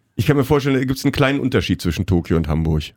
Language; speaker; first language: German; native; German